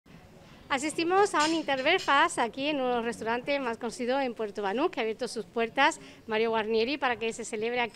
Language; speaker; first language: Spanish; native; Spanish